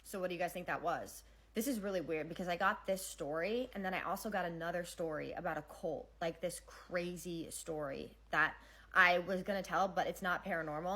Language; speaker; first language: English; native; English